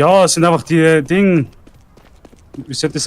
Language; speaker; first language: German; native; German